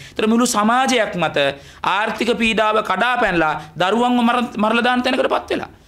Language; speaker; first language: Sinhala; native; Sinhala